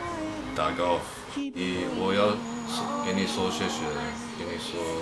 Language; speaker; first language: Chinese; early bilingual, heritage; Chinese